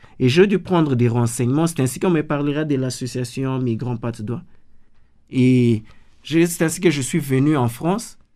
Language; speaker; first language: French; non-native, local second language; Lingala